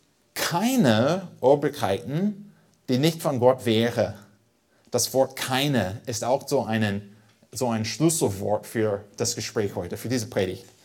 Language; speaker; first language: German; non-native, fluent; English